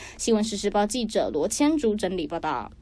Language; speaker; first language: Chinese; native; Chinese